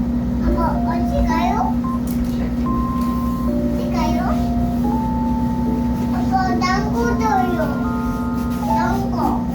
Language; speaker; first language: Korean; early bilingual, heritage; Korean